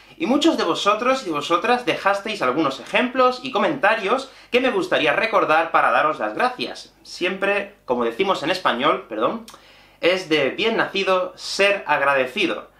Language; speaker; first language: Spanish; native; Spanish